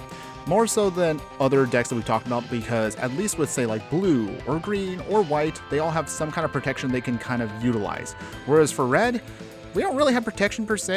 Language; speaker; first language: English; native; English